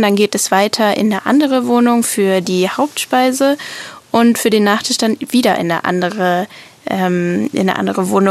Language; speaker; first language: German; native; German